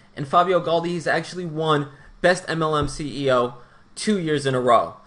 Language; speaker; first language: English; non-native, fluent; Portuguese